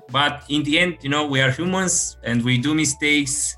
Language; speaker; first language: English; non-native, fluent; Romanian